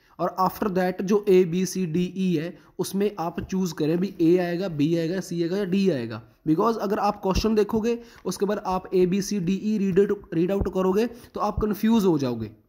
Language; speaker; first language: Hindi; non-native, local second language; Punjabi